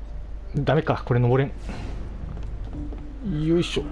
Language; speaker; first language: Japanese; native; Japanese